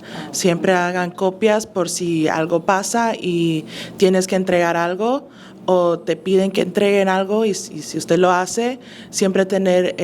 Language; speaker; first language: Spanish; early bilingual, other home language; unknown